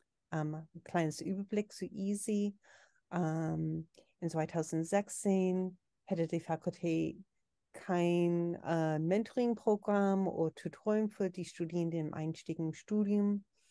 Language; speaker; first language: German; non-native, learner; English